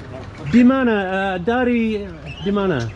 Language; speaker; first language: Indonesian; non-native, learner; English